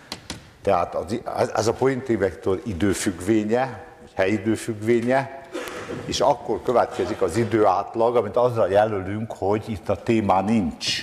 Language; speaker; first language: Hungarian; native; Hungarian